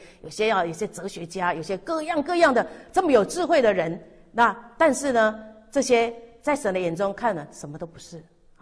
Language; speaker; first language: Chinese; native; Chinese